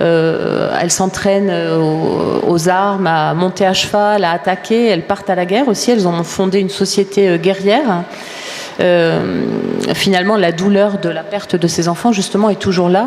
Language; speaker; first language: French; native; French